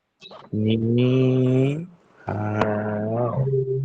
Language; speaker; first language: Chinese; non-native, learner; Bangla